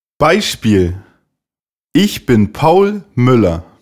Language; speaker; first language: German; native; German